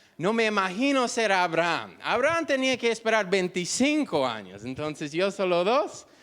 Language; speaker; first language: Spanish; non-native, fluent; English